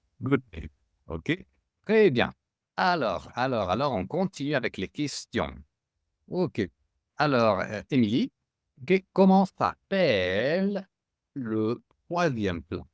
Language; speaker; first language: French; non-native, fluent; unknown